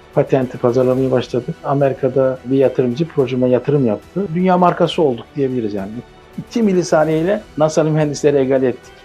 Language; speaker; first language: Turkish; native; Turkish